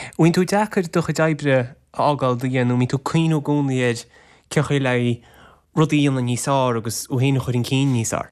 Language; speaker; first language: Irish; native; Irish